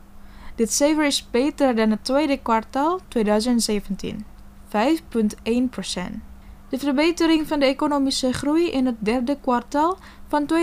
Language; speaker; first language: Dutch; non-native, fluent; Indonesian